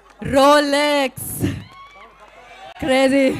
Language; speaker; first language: Telugu; native; Telugu